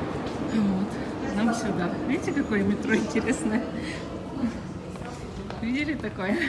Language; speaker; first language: Russian; native; Russian